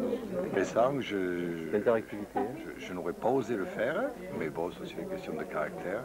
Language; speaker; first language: French; native; French